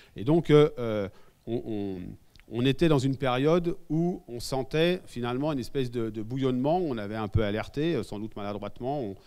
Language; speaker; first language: French; native; French